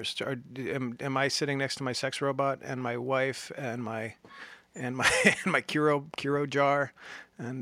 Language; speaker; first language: English; native; English